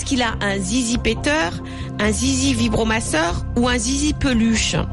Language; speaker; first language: French; native; French